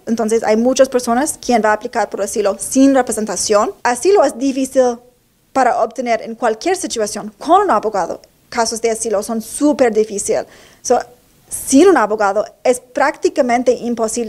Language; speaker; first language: Spanish; non-native, learner; English